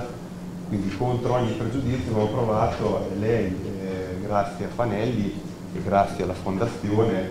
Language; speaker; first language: Italian; native; Italian